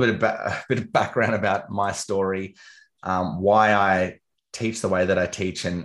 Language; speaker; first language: English; native; English